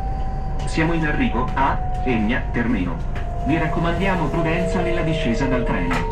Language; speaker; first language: Italian; native; Italian